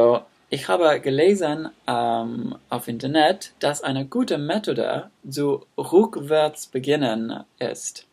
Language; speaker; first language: German; non-native, learner; English